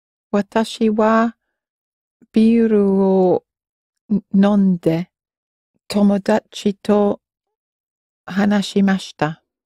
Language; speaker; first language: Japanese; non-native, learner; English